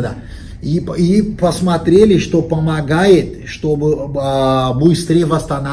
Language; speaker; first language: Russian; non-native, fluent; Portuguese